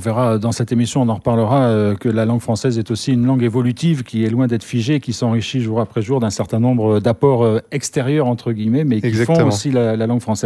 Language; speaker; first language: French; native; French